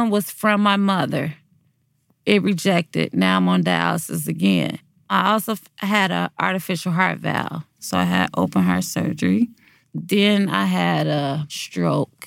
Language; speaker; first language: English; native; English